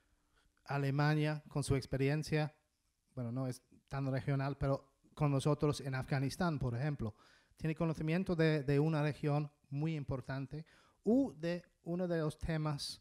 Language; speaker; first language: Spanish; non-native, fluent; English